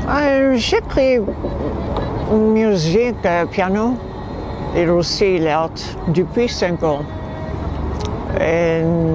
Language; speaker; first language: French; non-native, learner; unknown